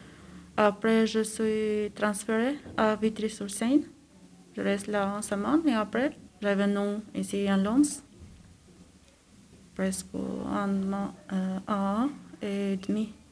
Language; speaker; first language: French; non-native, learner; Albanian